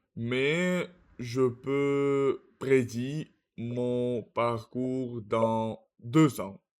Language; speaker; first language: French; non-native, learner; Russian